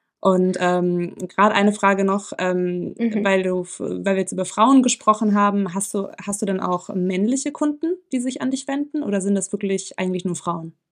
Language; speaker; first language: German; native; German